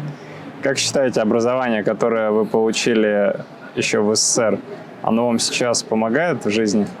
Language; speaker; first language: Russian; native; Russian